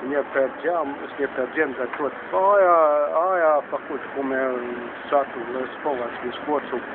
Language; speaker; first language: Romanian; early bilingual, heritage; Romanian